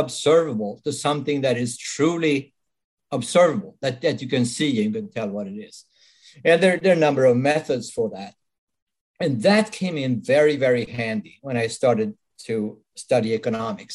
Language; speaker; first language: English; non-native, fluent; Swedish